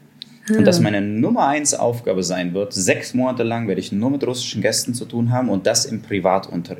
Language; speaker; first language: German; early bilingual, other home language; Russian